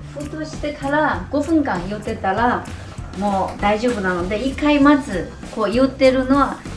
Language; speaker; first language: Japanese; non-native, fluent; Chinese